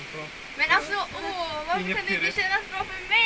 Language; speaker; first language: Swedish; native; Swedish